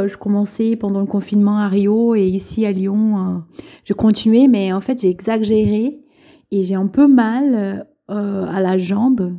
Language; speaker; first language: French; non-native, local second language; Portuguese